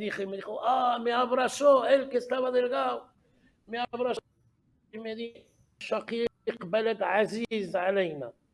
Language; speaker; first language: Spanish; non-native, fluent; Arabic